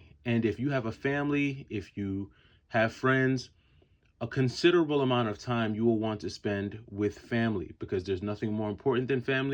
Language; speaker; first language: English; native; English